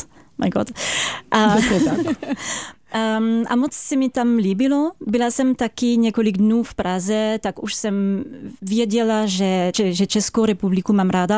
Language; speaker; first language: Czech; non-native, fluent; French